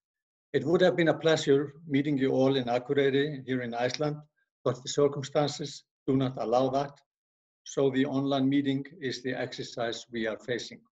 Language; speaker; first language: English; non-native, fluent; Icelandic